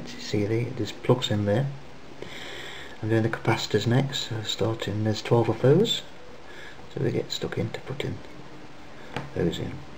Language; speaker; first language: English; native; English